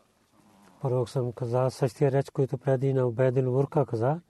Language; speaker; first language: Bulgarian; non-native, learner; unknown